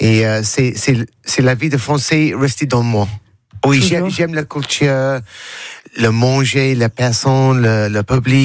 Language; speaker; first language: French; non-native, learner; English